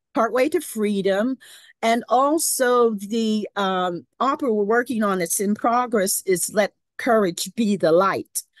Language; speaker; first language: English; native; English